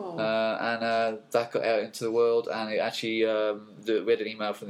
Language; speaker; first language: English; native; English